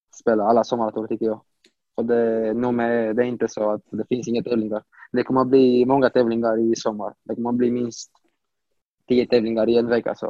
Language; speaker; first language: Swedish; non-native, fluent; Romanian